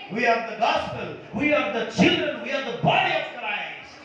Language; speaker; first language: English; non-native, local second language; Telugu